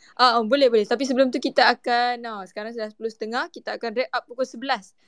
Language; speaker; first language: Malay; native; Malay